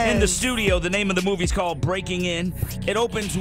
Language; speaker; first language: English; native; English